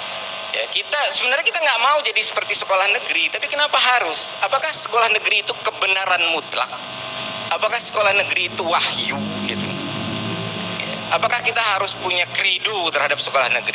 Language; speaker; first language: Indonesian; native; Indonesian